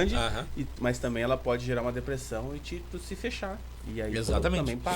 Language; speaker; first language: Portuguese; native; Portuguese